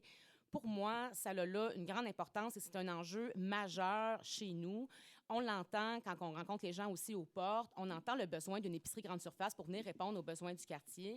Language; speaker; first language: French; native; French